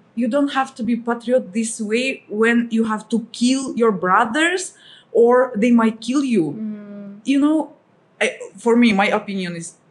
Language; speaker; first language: English; non-native, fluent; Russian